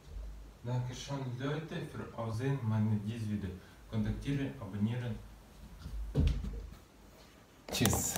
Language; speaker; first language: German; non-native, learner; Russian